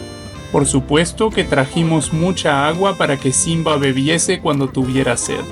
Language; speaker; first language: Spanish; native; Spanish